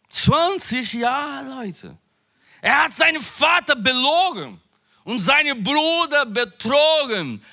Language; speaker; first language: German; non-native, learner; Portuguese